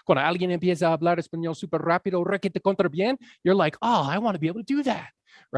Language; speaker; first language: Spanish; non-native, fluent; English